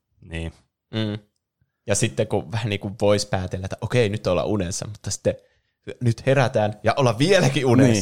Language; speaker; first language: Finnish; native; Finnish